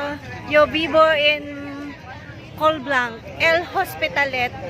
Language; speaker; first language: Spanish; non-native, learner; Filipino